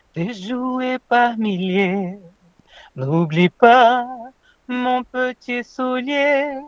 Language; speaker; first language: French; non-native, fluent; Portuguese